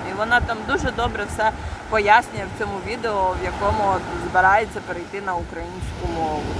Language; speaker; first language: Ukrainian; native; Ukrainian